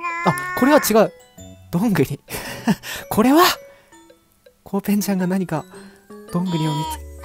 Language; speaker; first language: Japanese; native; Japanese